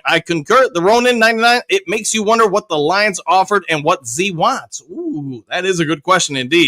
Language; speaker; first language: English; native; English